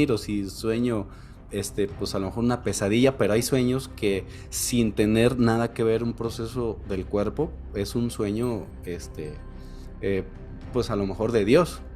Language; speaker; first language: Spanish; native; Spanish